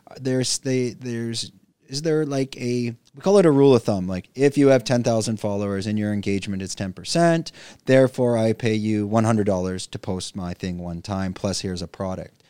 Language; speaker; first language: English; native; English